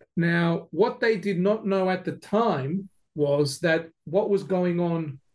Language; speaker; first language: English; native; English